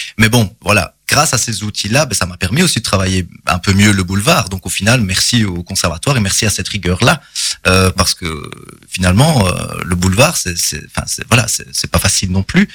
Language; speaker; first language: French; native; French